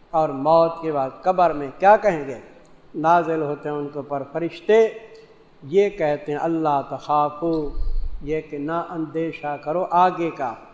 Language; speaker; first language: Urdu; non-native, local second language; Punjabi